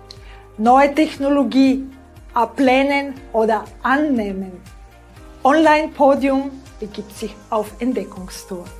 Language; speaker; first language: German; non-native, fluent; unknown